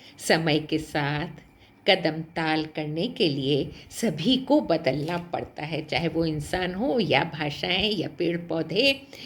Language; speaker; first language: Hindi; native; Hindi